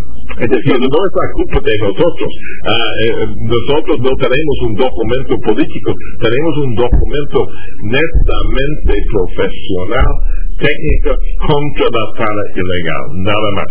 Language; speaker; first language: Spanish; non-native, fluent; English